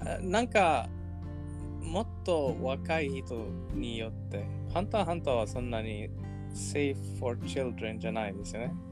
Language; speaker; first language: Japanese; non-native, learner; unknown